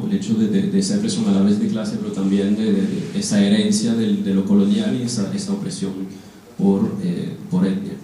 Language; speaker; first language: Spanish; non-native, fluent; French